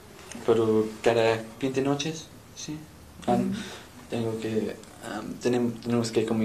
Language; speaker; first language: Spanish; non-native, learner; English